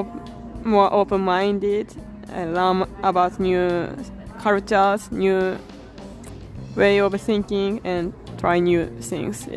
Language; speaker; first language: English; non-native, learner; Japanese